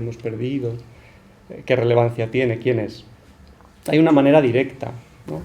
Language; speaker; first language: Spanish; native; Spanish